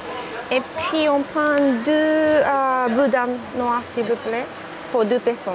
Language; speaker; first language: French; non-native, learner; Japanese